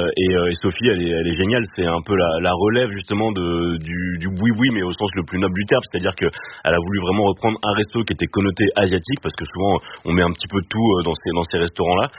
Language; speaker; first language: French; native; French